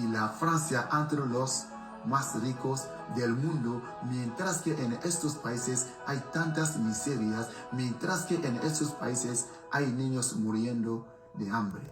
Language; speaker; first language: Spanish; non-native, fluent; French